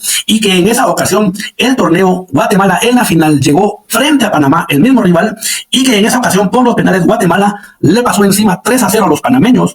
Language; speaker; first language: Spanish; native; Spanish